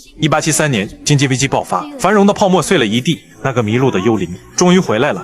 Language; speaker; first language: Chinese; native; Chinese